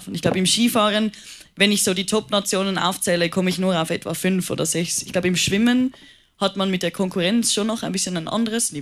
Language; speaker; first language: German; native; German